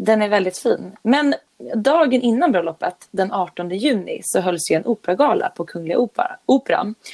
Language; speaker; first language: Swedish; native; Swedish